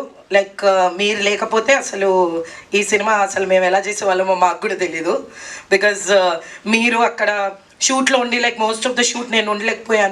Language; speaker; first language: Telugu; native; Telugu